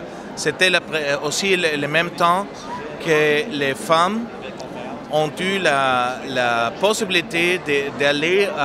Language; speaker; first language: French; non-native, fluent; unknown